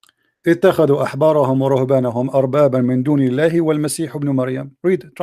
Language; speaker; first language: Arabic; native; Arabic